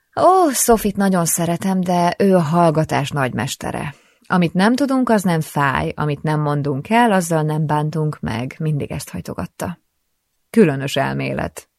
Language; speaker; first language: Hungarian; native; Hungarian